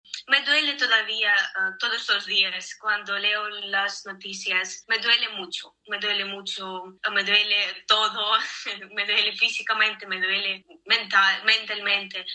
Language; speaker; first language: Spanish; non-native, fluent; Ukrainian